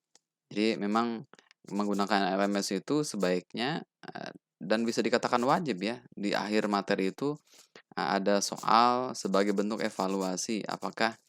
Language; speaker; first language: Indonesian; native; Indonesian